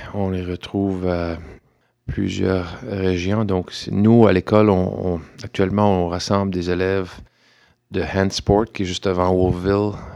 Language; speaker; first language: French; native; French